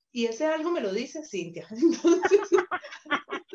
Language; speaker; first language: Spanish; native; Spanish